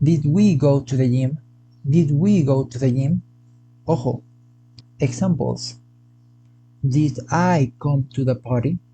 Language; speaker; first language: English; non-native, fluent; Spanish